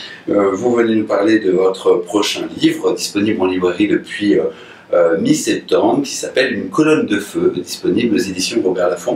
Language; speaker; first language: French; native; French